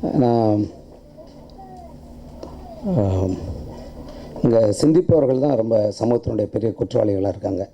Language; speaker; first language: Tamil; native; Tamil